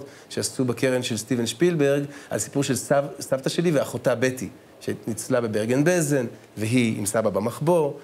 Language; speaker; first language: Hebrew; native; Hebrew